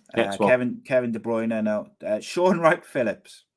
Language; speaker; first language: English; native; English